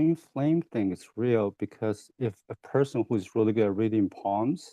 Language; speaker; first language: English; non-native, fluent; Chinese